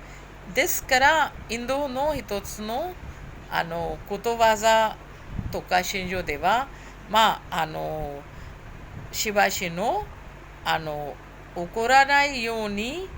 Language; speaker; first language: Japanese; non-native, fluent; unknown